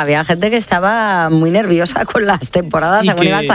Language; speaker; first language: Spanish; native; Spanish